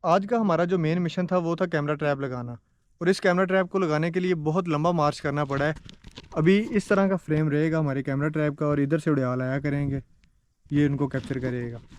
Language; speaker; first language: Urdu; non-native, local second language; Punjabi